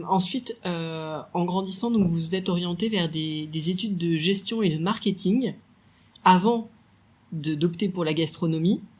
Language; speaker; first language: French; native; French